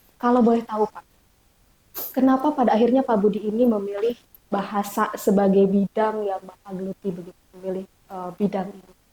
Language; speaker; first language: Indonesian; native; Indonesian